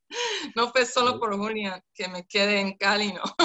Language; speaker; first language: Spanish; non-native, fluent; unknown